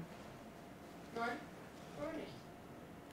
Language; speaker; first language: German; native; German